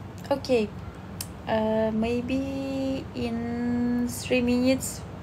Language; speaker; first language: English; non-native, learner; Russian